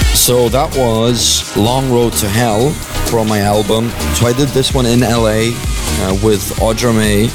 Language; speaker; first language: English; non-native, fluent; Swedish